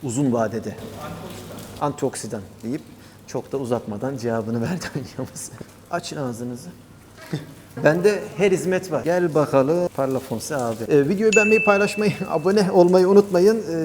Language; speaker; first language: Turkish; native; Turkish